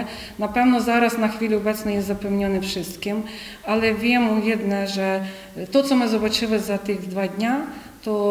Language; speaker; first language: Polish; non-native, fluent; Ukrainian